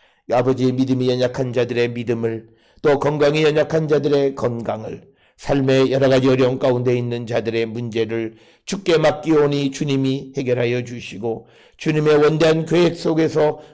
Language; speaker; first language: Korean; native; Korean